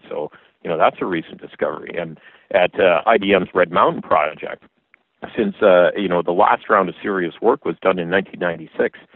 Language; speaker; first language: English; native; English